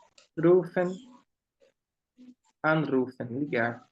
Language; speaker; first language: German; non-native, fluent; Portuguese